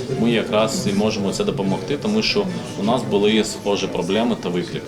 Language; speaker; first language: Ukrainian; non-native, learner; Lithuanian